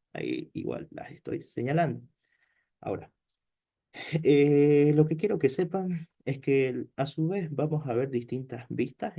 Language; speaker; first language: Spanish; native; Spanish